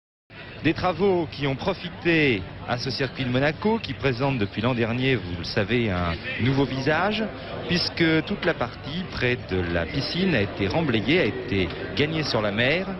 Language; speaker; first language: French; native; French